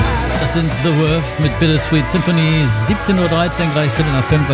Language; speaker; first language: German; native; German